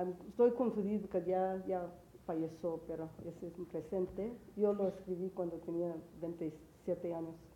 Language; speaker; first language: Spanish; early bilingual, heritage; English